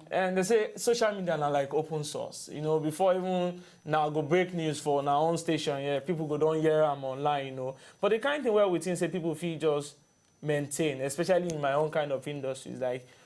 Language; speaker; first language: Nigerian Pidgin; non-native, local second language; Bini